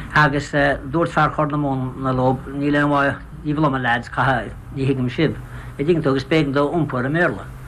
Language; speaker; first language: Irish; native; Irish